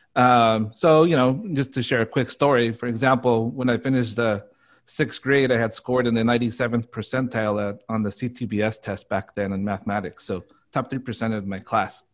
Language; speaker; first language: English; native; English